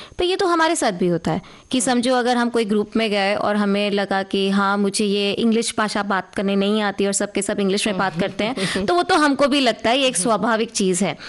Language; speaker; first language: Hindi; native; Hindi